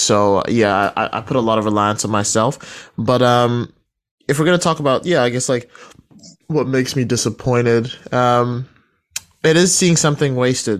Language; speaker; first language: English; native; English